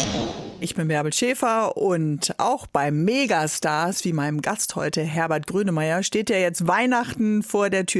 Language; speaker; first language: German; native; German